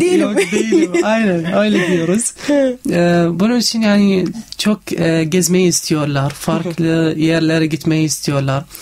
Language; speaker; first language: Turkish; non-native, learner; Arabic